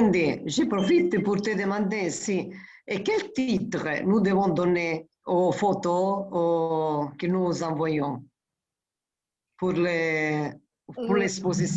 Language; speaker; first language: French; non-native, fluent; Italian